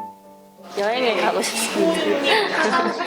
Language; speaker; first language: Korean; native; Korean